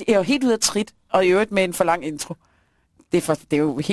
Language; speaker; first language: Danish; native; Danish